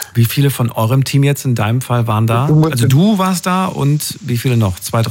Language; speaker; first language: German; native; German